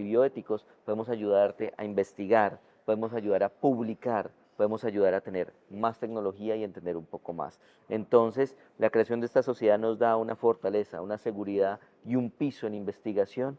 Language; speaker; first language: Spanish; native; Spanish